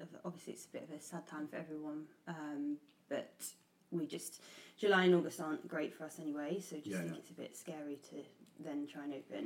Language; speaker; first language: English; native; English